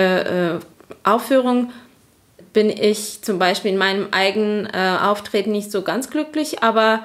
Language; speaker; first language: German; non-native, fluent; Azerbaijani